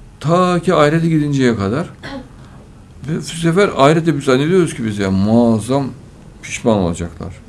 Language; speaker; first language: Turkish; native; Turkish